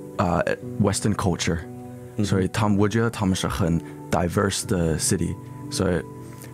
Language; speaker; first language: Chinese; early bilingual, heritage; English